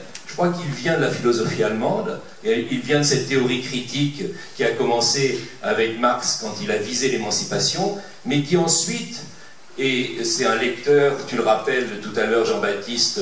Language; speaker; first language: French; native; French